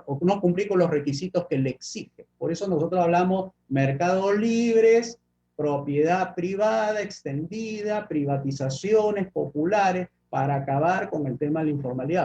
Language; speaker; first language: Spanish; native; Spanish